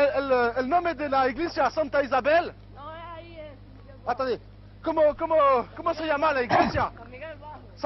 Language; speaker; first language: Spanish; non-native, learner; French